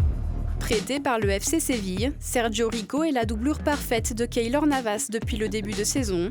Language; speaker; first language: French; native; French